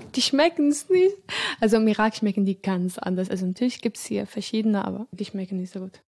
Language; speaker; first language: German; early bilingual, other home language; Arabic